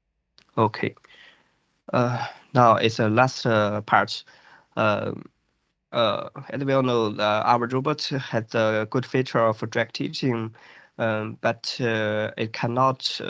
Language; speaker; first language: English; non-native, fluent; Chinese